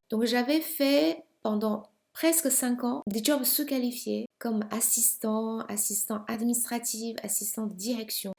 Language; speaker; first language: French; non-native, fluent; Chinese